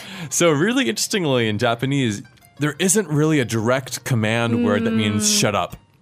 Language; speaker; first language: English; native; English